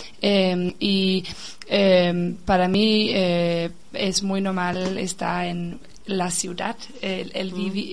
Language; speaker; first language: Spanish; non-native, learner; Danish